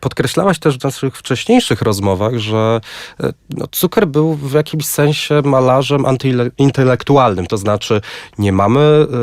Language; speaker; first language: Polish; native; Polish